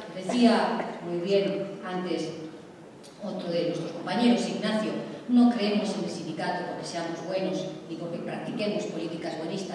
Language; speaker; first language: Spanish; native; Spanish